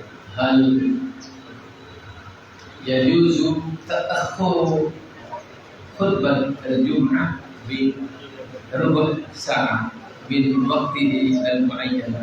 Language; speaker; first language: Arabic; non-native, fluent; Indonesian